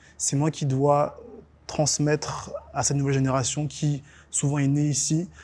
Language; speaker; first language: French; early bilingual, other home language; English